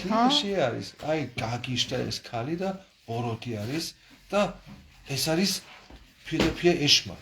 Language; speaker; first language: Georgian; early bilingual, heritage; Georgian